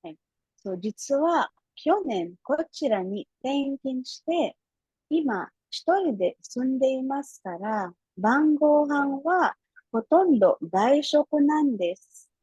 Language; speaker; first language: Japanese; non-native, fluent; Filipino